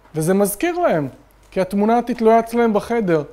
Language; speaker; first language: Hebrew; native; Hebrew